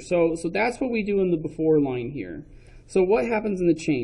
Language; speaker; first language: English; native; English